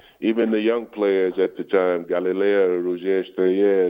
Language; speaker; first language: English; native; English